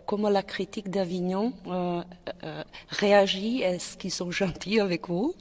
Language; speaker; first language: French; non-native, fluent; Czech